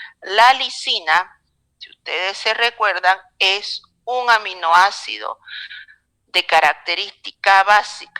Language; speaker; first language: Spanish; native; Spanish